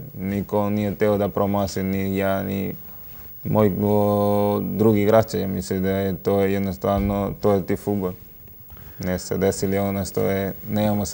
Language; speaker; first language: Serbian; non-native, learner; Spanish